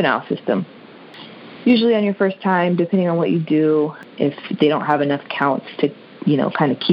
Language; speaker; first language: English; native; English